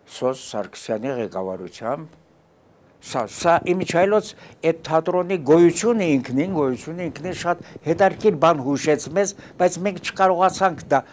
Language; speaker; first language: Armenian; early bilingual, heritage; Armenian